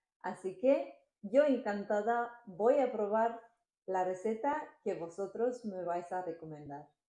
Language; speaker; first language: Spanish; non-native, fluent; Romanian